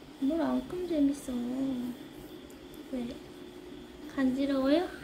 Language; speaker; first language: Korean; native; Korean